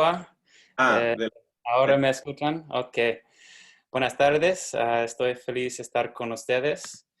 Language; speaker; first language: Spanish; non-native, fluent; English